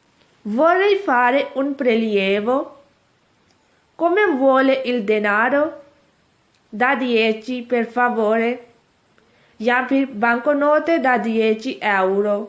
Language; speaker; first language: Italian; non-native, fluent; Urdu